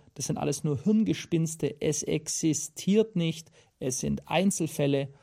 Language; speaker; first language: German; native; German